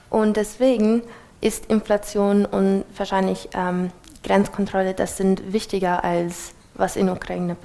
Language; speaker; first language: German; non-native, fluent; English